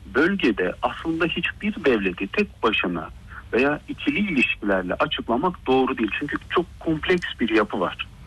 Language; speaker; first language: Turkish; early bilingual, heritage; Turkish